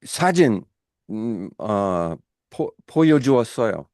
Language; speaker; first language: Korean; non-native, learner; English